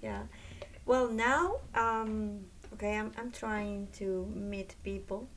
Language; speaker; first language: English; non-native, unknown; Spanish